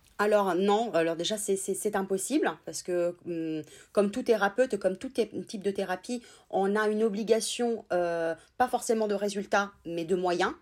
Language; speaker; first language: French; non-native, fluent; Italian